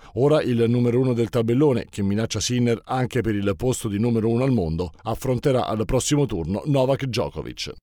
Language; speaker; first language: Italian; native; Italian